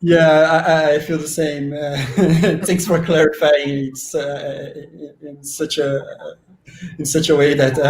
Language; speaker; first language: English; non-native, fluent; Portuguese